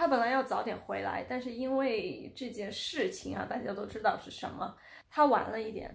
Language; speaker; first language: Chinese; non-native, fluent; Portuguese